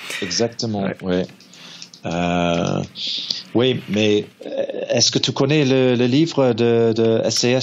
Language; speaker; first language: French; non-native, learner; English